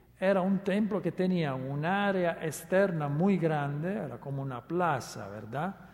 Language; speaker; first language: Spanish; non-native, fluent; Italian